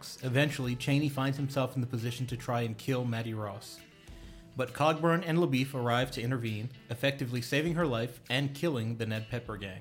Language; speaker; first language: English; native; English